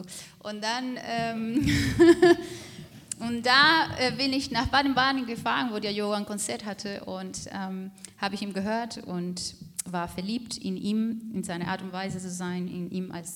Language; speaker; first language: German; non-native, fluent; Spanish